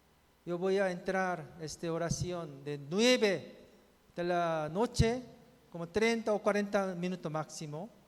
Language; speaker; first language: Spanish; non-native, fluent; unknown